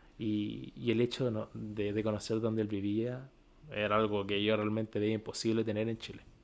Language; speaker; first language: Spanish; native; Spanish